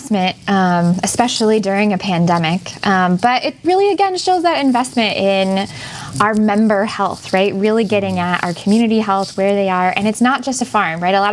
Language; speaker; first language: English; native; English